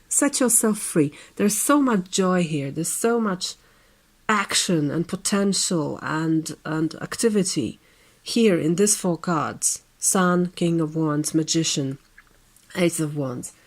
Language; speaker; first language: English; non-native, fluent; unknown